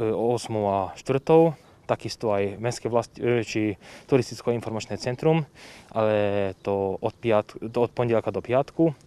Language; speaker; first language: Slovak; non-native, local second language; Hungarian